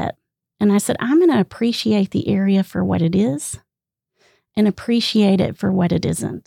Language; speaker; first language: English; native; English